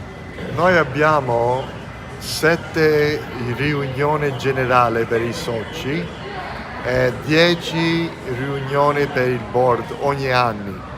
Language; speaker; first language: Italian; early bilingual, heritage; English